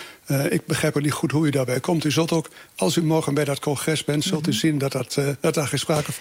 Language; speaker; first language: Dutch; native; Dutch